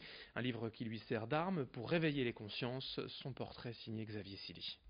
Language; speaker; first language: French; native; French